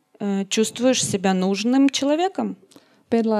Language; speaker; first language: Czech; non-native, learner; Russian